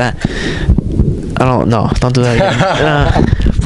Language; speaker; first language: English; native; English